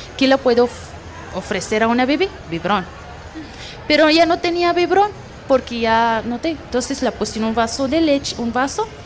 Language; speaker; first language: Spanish; non-native, fluent; Arabic